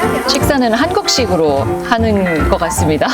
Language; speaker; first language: Korean; native; Korean